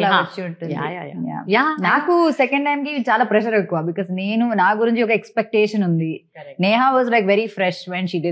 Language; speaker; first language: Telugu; non-native, fluent; Malayalam